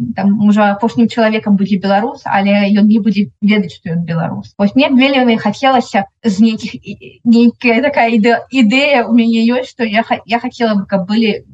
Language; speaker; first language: Belarusian; non-native, local second language; Russian